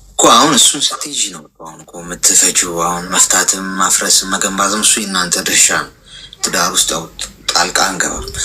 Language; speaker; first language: Amharic; native; Amharic